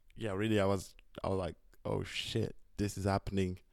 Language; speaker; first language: English; non-native, fluent; French